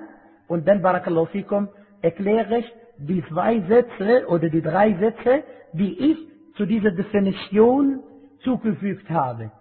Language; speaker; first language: German; non-native, fluent; Arabic